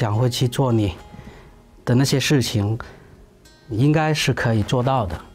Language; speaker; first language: Chinese; non-native, local second language; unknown